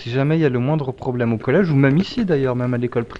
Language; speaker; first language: French; native; French